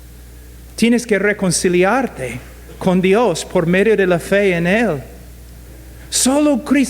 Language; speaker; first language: Spanish; non-native, fluent; English